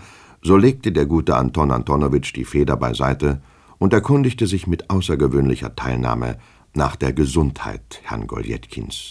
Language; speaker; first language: German; native; German